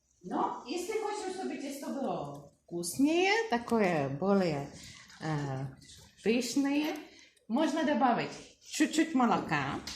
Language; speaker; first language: Russian; non-native, learner; Czech